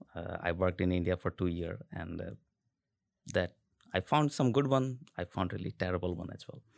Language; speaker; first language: English; non-native, local second language; Hindi